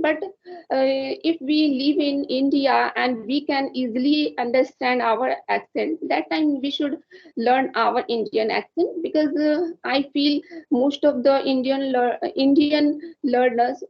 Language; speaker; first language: English; non-native, learner; Hindi